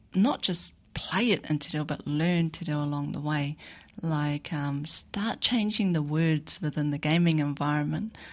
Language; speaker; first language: English; native; English